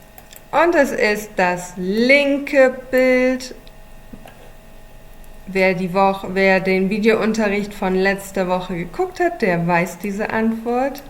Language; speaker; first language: German; non-native, fluent; English